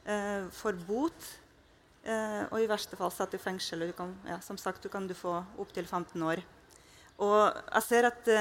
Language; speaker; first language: Norwegian; non-native, fluent; Russian